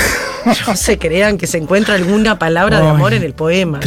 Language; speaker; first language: Spanish; native; Spanish